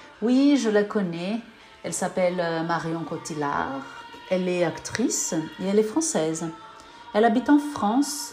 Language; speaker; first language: French; non-native, learner; Portuguese